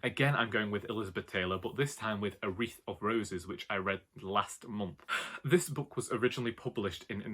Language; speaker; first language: English; native; English